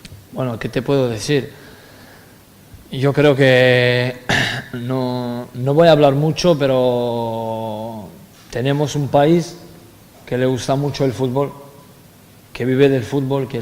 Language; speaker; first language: Spanish; non-native, fluent; French